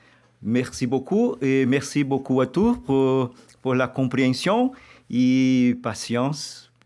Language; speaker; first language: French; non-native, learner; Portuguese